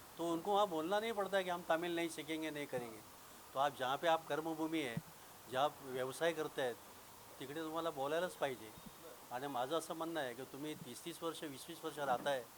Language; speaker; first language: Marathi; non-native, local second language; Urdu